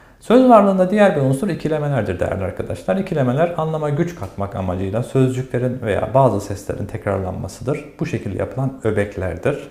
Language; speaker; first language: Turkish; native; Turkish